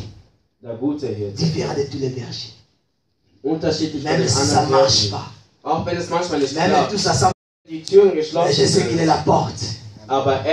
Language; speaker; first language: German; non-native, fluent; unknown